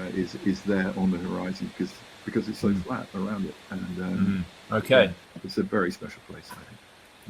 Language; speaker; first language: English; native; English